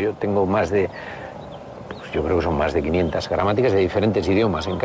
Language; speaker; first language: Spanish; native; Spanish